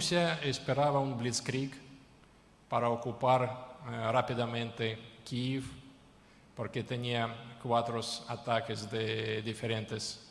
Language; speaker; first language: Spanish; non-native, learner; Ukrainian